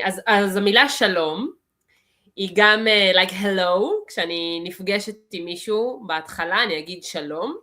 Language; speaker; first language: Hebrew; early bilingual, other home language; Russian